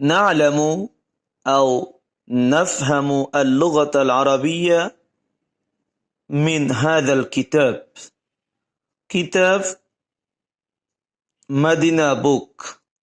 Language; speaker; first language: Arabic; non-native, learner; Bangla